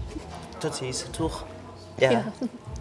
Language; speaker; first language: Dutch; non-native, learner; English